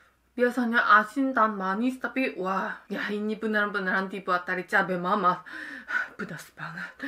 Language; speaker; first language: Indonesian; non-native, fluent; Korean